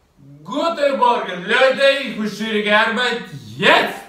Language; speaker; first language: German; non-native, learner; Russian